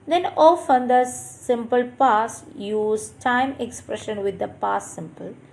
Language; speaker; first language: English; non-native, local second language; Malayalam